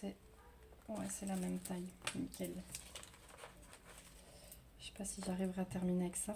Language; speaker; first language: French; native; French